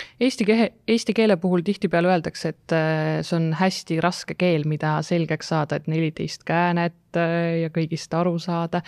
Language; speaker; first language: Estonian; native; Estonian